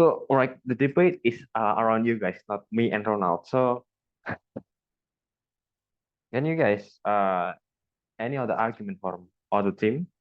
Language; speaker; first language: English; non-native, fluent; Indonesian